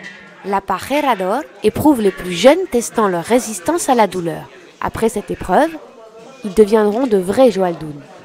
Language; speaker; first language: French; native; French